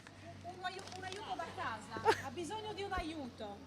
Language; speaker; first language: Italian; native; Italian